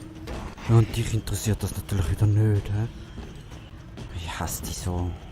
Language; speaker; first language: German; native; German